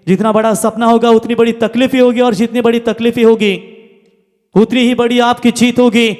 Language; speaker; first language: Hindi; non-native, local second language; Marathi